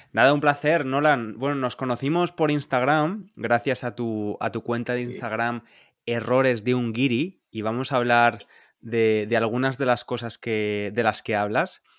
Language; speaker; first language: Spanish; native; Spanish